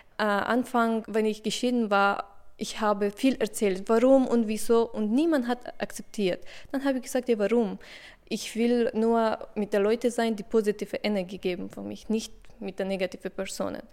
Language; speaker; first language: German; non-native, learner; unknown